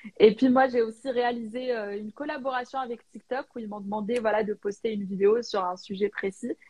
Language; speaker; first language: French; non-native, local second language; Arabic